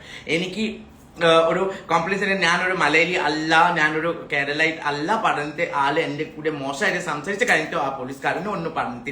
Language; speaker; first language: Malayalam; non-native, learner; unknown